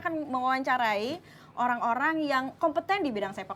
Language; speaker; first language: Indonesian; native; Indonesian